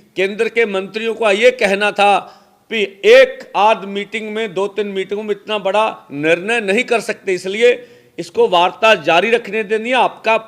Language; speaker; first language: Hindi; non-native, local second language; Punjabi